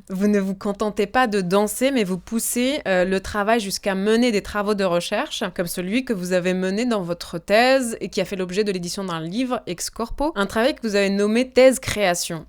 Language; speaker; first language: French; native; French